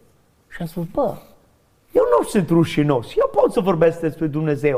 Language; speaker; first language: Romanian; non-native, learner; English